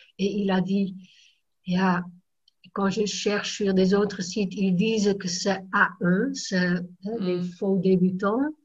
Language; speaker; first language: French; non-native, fluent; Dutch